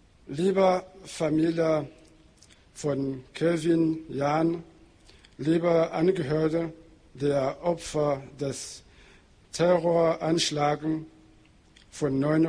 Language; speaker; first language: German; non-native, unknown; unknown